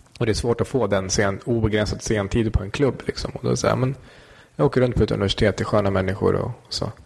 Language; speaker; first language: Swedish; early bilingual, other home language; Kurdish